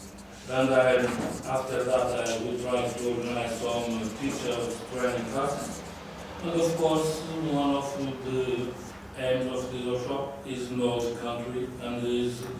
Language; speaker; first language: English; non-native, learner; Portuguese